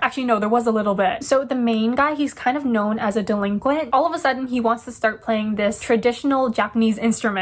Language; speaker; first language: English; native; English